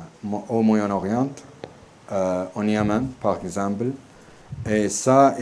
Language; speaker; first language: French; non-native, learner; Arabic